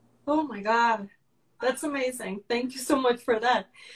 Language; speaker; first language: English; non-native, fluent; Spanish